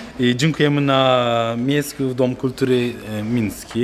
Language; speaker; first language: Polish; non-native, learner; Turkish